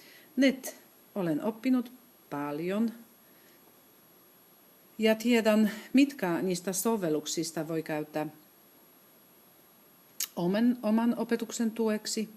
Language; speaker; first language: Finnish; non-native, fluent; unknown